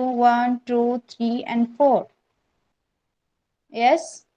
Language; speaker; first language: English; non-native, local second language; Marathi